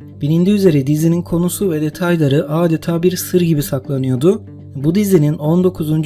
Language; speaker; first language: Turkish; native; Turkish